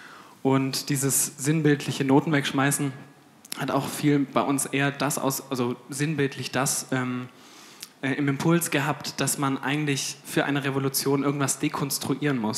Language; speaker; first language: German; native; German